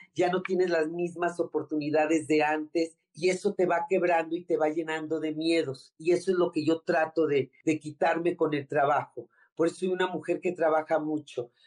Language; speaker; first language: Spanish; native; Spanish